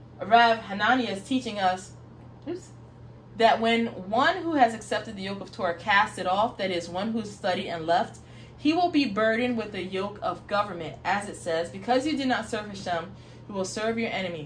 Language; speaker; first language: English; native; English